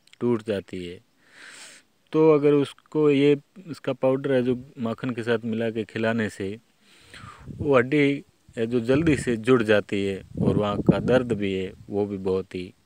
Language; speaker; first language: Hindi; native; Hindi